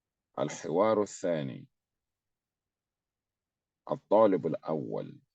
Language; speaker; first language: Arabic; non-native, fluent; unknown